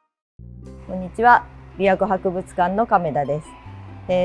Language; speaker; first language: Japanese; native; Japanese